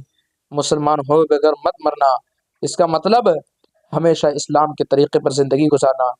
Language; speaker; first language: Urdu; native; Urdu